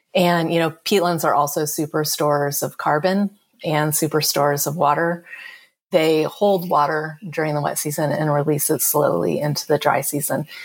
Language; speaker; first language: English; native; English